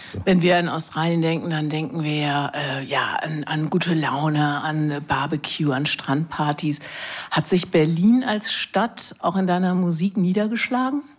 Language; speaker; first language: German; native; German